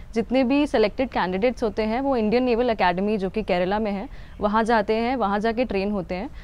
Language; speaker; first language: Hindi; native; Hindi